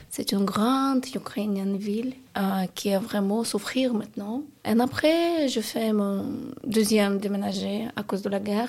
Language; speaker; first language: French; non-native, learner; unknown